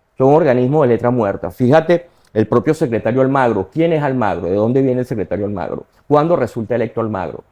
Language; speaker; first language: Spanish; native; Spanish